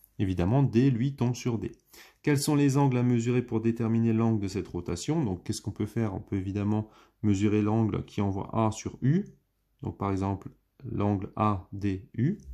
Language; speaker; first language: French; native; French